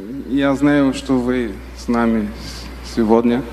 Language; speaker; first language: Russian; non-native, learner; Bulgarian